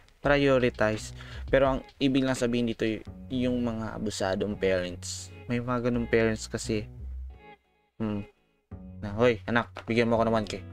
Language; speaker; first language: Filipino; non-native, local second language; Cebuano